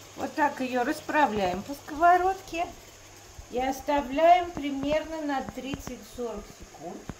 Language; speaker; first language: Russian; native; Russian